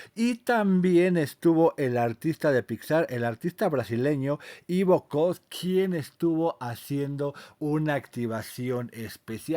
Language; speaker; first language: Spanish; native; Spanish